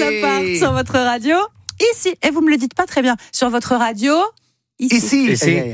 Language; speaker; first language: French; native; French